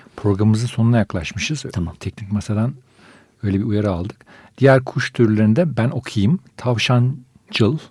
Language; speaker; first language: Turkish; native; Turkish